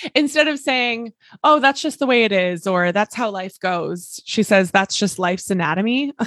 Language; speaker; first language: English; native; English